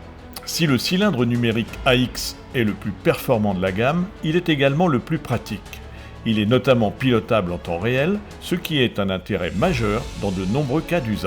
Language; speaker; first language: French; native; French